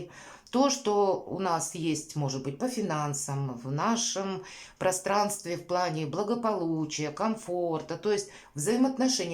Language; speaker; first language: Russian; native; Russian